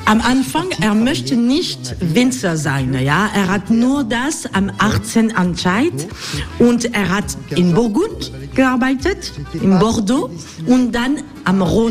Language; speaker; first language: German; non-native, learner; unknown